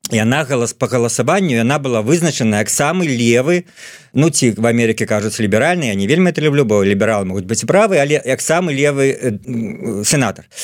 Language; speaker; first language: Belarusian; non-native, local second language; Russian